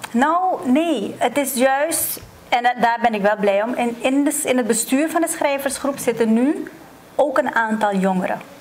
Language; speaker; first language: Dutch; native; Dutch